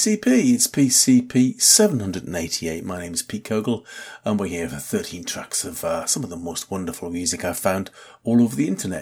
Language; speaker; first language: English; native; English